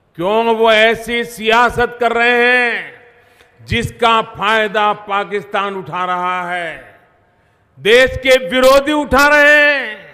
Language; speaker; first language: Hindi; non-native, local second language; Gujarati